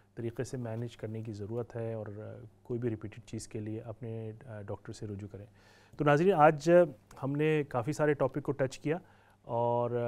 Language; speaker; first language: Urdu; native; Urdu